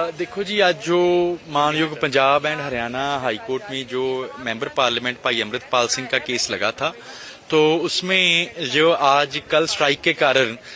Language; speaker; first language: Hindi; non-native, local second language; Punjabi